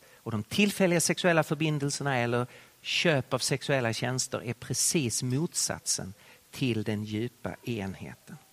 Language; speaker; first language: Swedish; native; Swedish